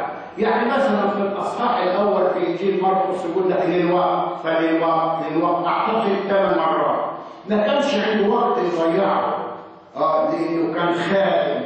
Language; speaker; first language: Arabic; native; Arabic